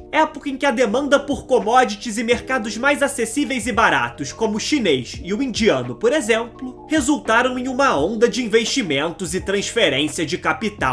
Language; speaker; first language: Portuguese; native; Portuguese